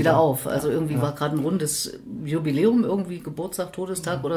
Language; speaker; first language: German; native; German